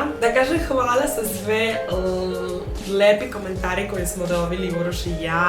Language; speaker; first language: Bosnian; non-native, fluent; Spanish